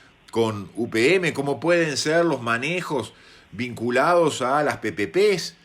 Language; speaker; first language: Spanish; native; Spanish